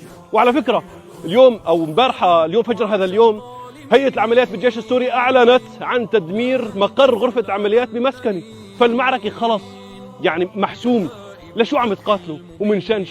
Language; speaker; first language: Arabic; native; Arabic